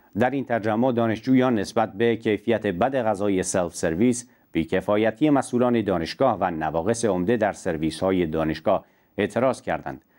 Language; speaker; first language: Persian; non-native, local second language; Central Kurdish